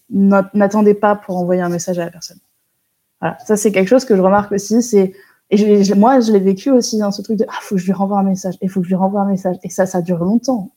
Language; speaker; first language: French; native; French